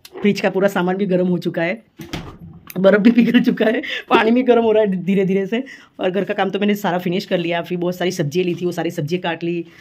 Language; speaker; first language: Hindi; native; Hindi